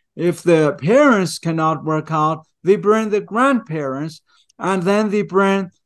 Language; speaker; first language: English; non-native, fluent; Chinese